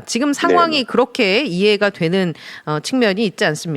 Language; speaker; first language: Korean; native; Korean